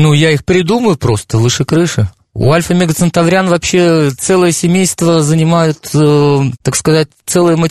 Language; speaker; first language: Russian; native; Russian